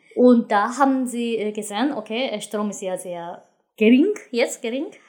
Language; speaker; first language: German; non-native, fluent; Japanese